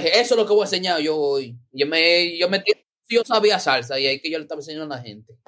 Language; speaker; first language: Spanish; early bilingual, heritage; Spanish